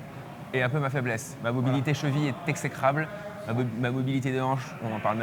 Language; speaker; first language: French; native; French